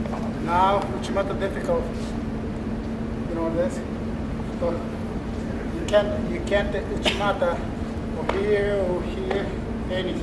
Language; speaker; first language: English; non-native, learner; Spanish